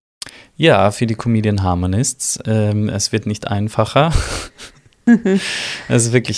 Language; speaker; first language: German; native; German